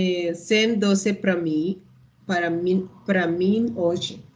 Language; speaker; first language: Portuguese; non-native, learner; Spanish